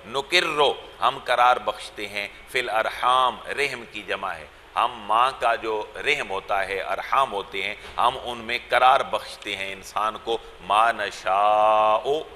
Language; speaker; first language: Urdu; non-native, local second language; Punjabi